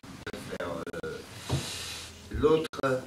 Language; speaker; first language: French; non-native, learner; English